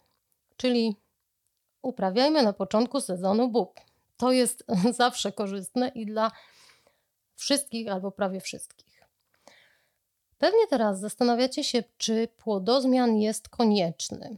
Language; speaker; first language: Polish; native; Polish